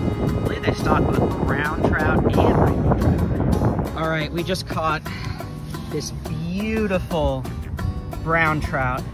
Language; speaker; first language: English; native; English